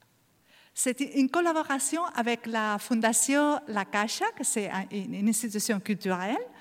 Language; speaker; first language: French; non-native, learner; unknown